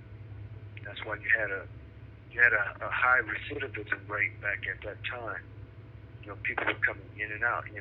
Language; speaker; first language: English; native; English